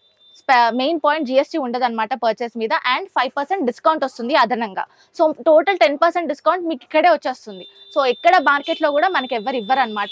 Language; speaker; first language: Telugu; native; Telugu